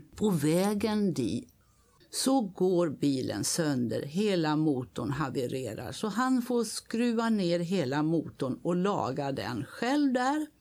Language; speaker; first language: Swedish; native; Swedish